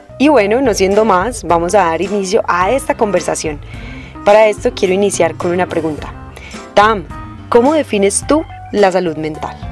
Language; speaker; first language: Spanish; native; Spanish